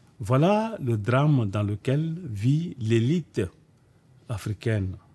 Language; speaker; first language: French; non-native, local second language; Bambara